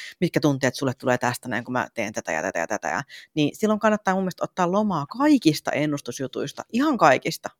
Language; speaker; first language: Finnish; native; Finnish